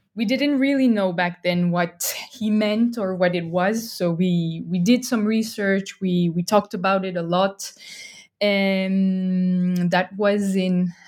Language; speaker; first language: English; non-native, fluent; French